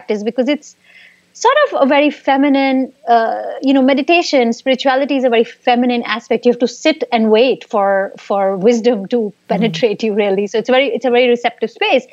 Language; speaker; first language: English; non-native, local second language; Hindi